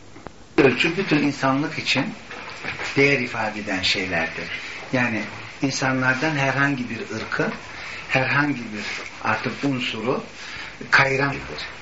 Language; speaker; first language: Turkish; native; Turkish